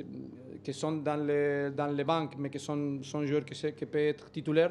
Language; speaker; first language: French; non-native, learner; Spanish